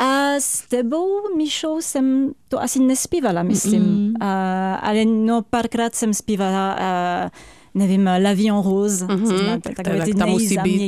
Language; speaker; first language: Czech; non-native, fluent; French